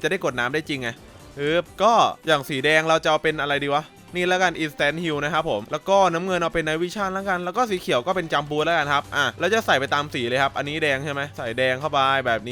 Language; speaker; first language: Thai; native; Thai